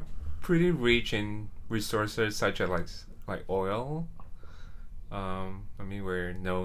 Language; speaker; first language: English; non-native, local second language; Chinese